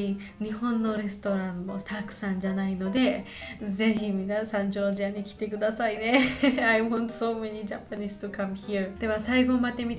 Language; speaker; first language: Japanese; non-native, learner; Georgian